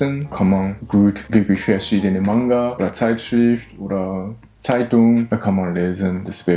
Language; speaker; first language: German; non-native, learner; Japanese